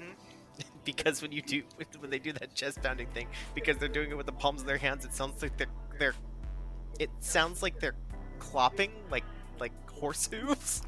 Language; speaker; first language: English; native; English